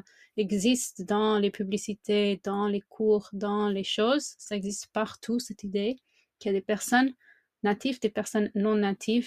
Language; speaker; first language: French; non-native, fluent; English